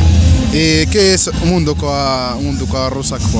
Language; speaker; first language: Spanish; non-native, learner; Arabic